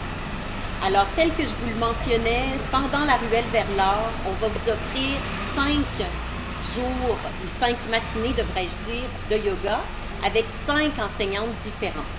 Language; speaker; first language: French; native; French